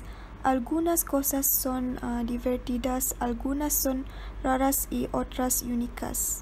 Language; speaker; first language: Spanish; non-native, learner; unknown